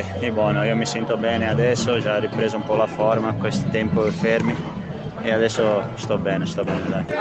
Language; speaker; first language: Italian; non-native, fluent; Spanish